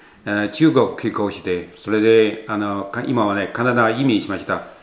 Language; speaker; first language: Japanese; non-native, learner; Chinese